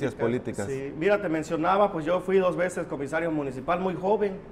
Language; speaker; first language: Spanish; native; Spanish